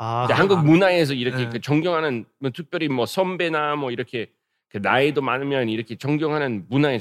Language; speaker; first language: Korean; early bilingual, heritage; English